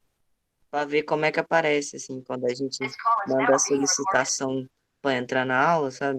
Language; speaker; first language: Portuguese; native; Portuguese